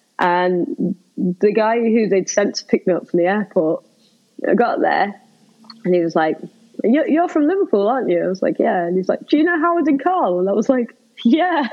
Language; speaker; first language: English; native; English